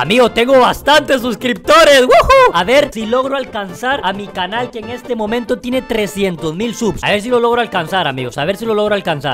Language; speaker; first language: Spanish; native; Spanish